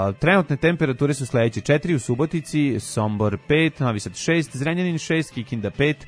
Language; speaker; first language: Serbian; native; Serbian